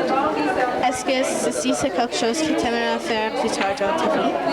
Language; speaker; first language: French; non-native, local second language; English